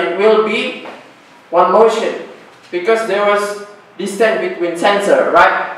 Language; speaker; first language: English; non-native, learner; Indonesian